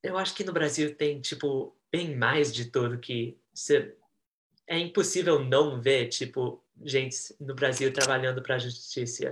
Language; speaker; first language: Portuguese; early bilingual, heritage; Portuguese